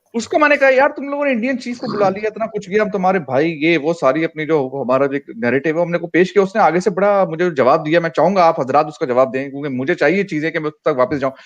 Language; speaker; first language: Urdu; native; Urdu